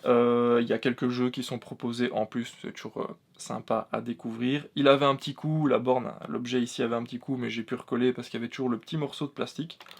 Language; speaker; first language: French; native; French